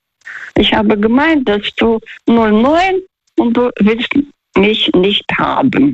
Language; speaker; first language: German; non-native, fluent; Russian